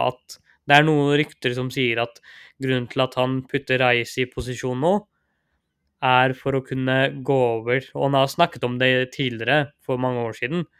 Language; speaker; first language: Norwegian; early bilingual, other home language; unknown